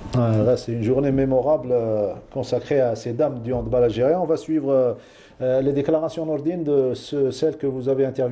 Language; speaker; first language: French; non-native, local second language; Arabic